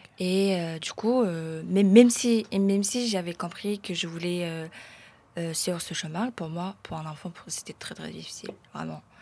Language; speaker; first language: French; non-native, fluent; Mongolian